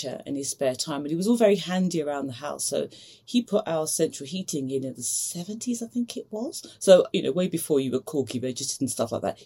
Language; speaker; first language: English; native; English